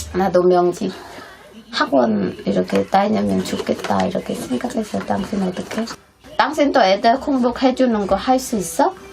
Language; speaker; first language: Korean; non-native, learner; Khmer